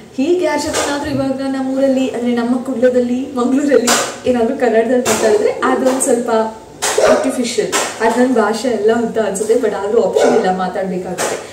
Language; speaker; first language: Kannada; non-native, local second language; Tulu